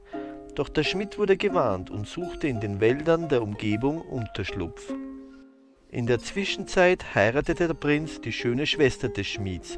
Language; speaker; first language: German; native; German